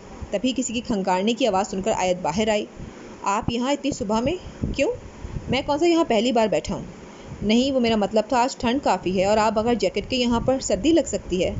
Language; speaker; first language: Urdu; native; Urdu